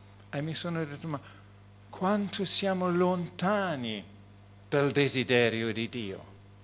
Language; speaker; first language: Italian; non-native, fluent; English